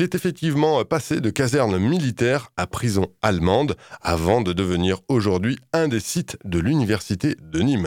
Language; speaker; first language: French; native; French